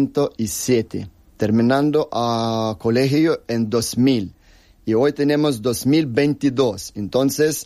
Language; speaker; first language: Spanish; non-native, learner; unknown